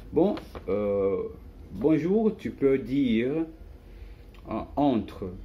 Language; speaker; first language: French; non-native, learner; Portuguese